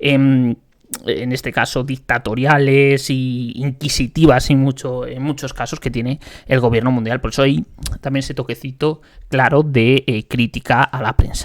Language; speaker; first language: Spanish; native; Spanish